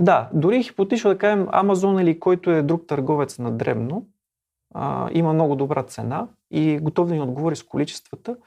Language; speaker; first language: Bulgarian; native; Bulgarian